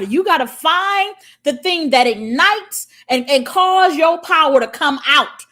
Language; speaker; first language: English; native; English